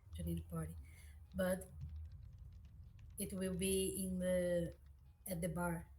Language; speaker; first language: English; non-native, learner; Portuguese